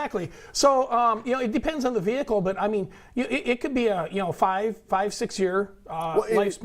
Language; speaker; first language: English; native; English